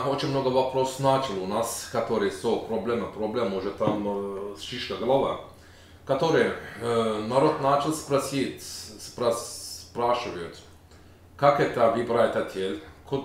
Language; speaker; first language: Russian; non-native, learner; Turkish